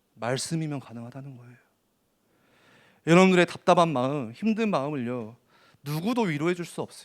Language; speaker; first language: Korean; native; Korean